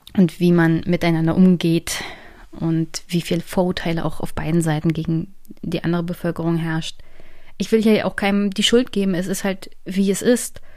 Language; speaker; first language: German; native; German